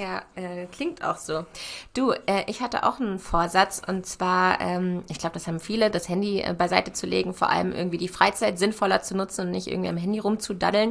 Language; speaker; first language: German; native; German